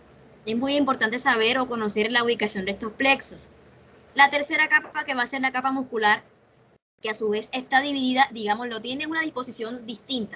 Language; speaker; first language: Spanish; native; Spanish